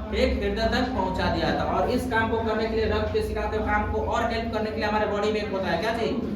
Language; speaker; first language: Hindi; native; Hindi